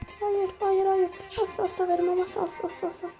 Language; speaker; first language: Turkish; native; Turkish